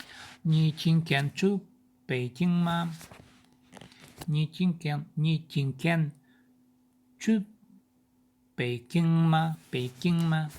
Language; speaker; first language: Chinese; non-native, learner; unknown